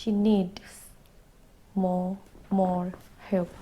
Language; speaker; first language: English; non-native, learner; Thai